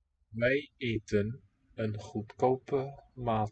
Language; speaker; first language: Dutch; non-native, learner; English